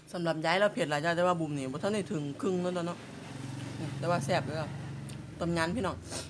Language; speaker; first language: Thai; native; Thai